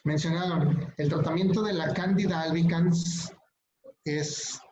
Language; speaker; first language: Spanish; native; Spanish